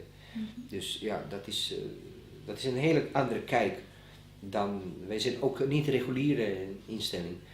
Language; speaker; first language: Dutch; non-native, fluent; Bosnian